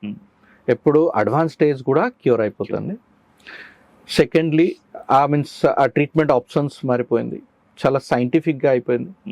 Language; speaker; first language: Telugu; non-native, learner; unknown